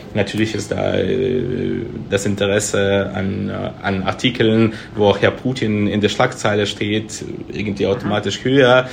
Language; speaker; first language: German; non-native, fluent; Russian